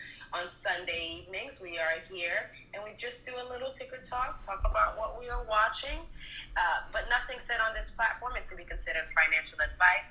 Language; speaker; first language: English; native; English